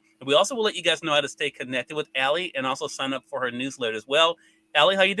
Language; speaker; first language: English; native; English